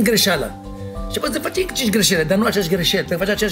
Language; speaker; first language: Romanian; non-native, fluent; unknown